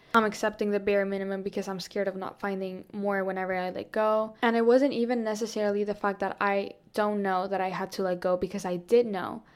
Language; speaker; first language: English; non-native, fluent; Spanish